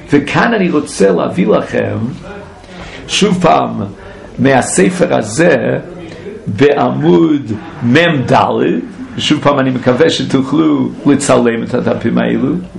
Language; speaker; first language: Hebrew; non-native, fluent; English